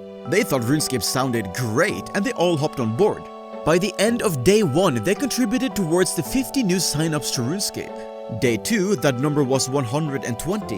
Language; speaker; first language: English; native; English